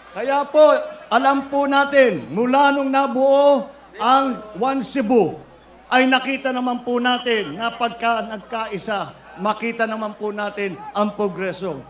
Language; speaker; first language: Filipino; native; Filipino